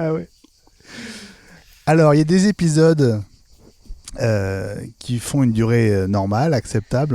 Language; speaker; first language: French; native; French